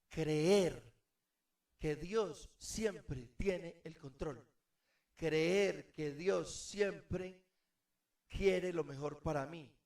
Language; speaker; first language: Spanish; native; Spanish